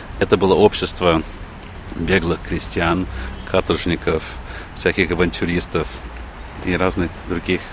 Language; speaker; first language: Russian; early bilingual, heritage; English